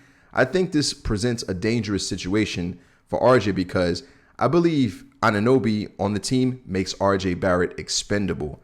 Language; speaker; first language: English; native; English